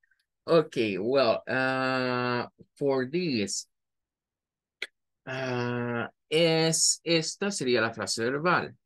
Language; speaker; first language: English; non-native, fluent; Spanish